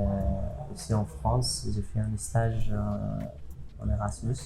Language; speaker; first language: French; non-native, fluent; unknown